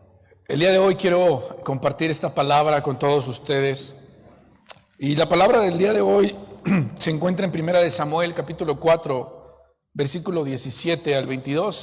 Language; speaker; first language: Spanish; native; Spanish